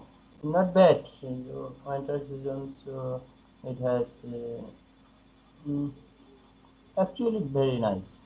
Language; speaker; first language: English; non-native, learner; Bangla